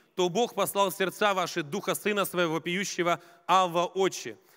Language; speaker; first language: Russian; native; Russian